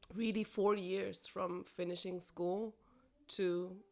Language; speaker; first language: English; non-native, fluent; German